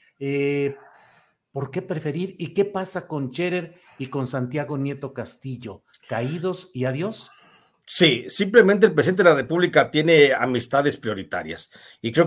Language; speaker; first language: Spanish; native; Spanish